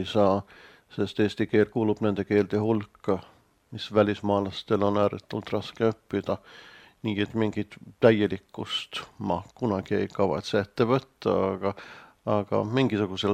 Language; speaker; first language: Estonian; non-native, fluent; Swedish